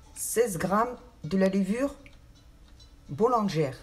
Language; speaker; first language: French; non-native, fluent; Arabic